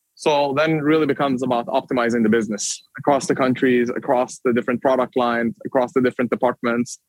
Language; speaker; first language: English; non-native, fluent; Swedish